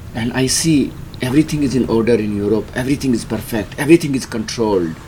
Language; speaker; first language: English; non-native, local second language; Hindi